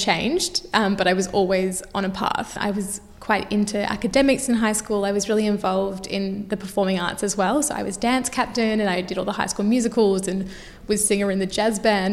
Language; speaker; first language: English; native; English